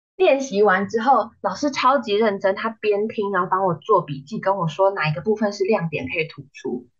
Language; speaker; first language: Chinese; native; Chinese